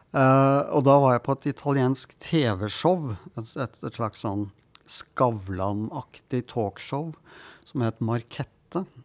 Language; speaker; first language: Norwegian; native; Norwegian